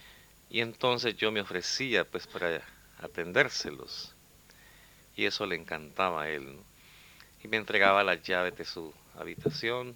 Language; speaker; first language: Spanish; native; Spanish